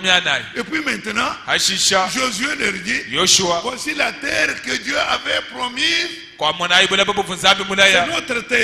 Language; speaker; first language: French; non-native, local second language; Luba-Lulua